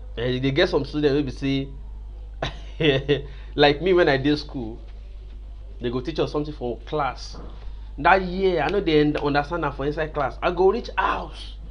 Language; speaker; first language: Nigerian Pidgin; non-native, local second language; Yoruba